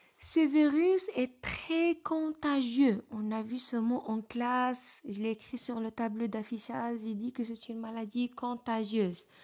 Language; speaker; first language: French; non-native, local second language; Arabic